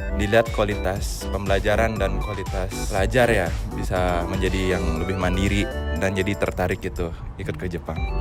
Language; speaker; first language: Indonesian; native; Indonesian